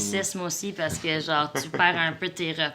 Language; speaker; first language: French; native; French